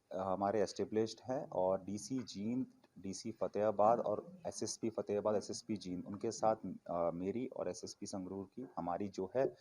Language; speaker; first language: Hindi; non-native, local second language; Punjabi